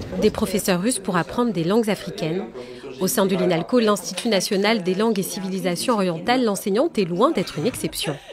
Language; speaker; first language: French; native; French